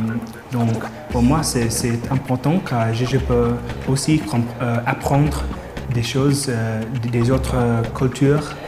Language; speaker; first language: French; non-native, fluent; English